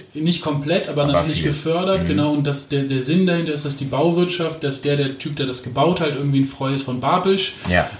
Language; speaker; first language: German; native; German